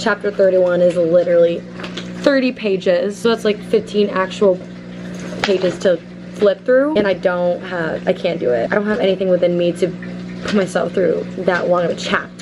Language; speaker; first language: English; native; English